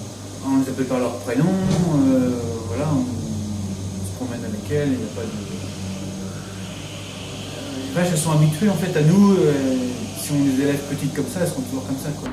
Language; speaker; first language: French; native; French